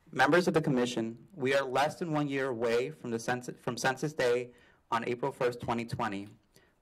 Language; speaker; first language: English; native; English